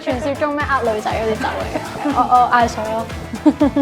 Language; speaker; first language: Cantonese; native; Cantonese